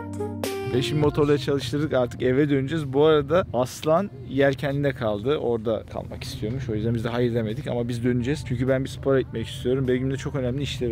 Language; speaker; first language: Turkish; native; Turkish